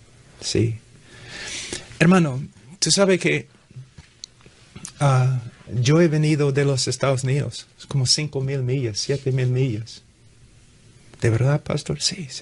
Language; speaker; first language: Spanish; non-native, fluent; English